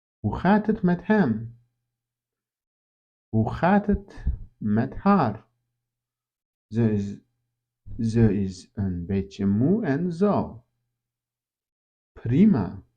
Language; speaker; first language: Dutch; non-native, fluent; Turkish